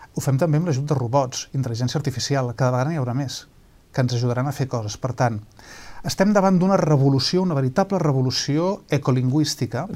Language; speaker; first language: Catalan; native; Catalan